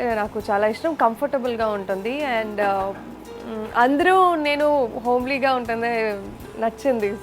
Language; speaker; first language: Telugu; non-native, local second language; Kannada